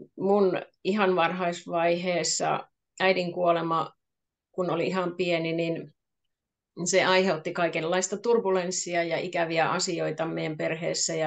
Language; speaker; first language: Finnish; native; Finnish